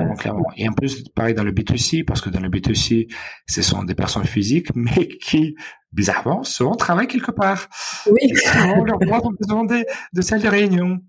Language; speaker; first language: French; non-native, fluent; Ukrainian